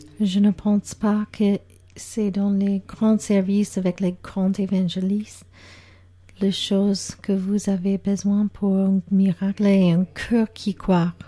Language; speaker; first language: French; non-native, learner; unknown